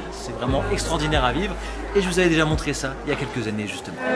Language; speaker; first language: French; native; French